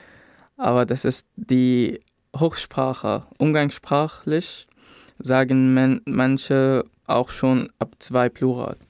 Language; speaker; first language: German; non-native, fluent; Arabic